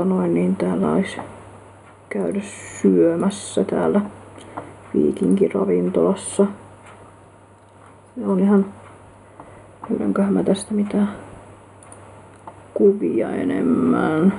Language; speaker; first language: Finnish; native; Finnish